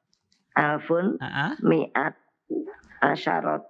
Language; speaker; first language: Arabic; non-native, learner; Indonesian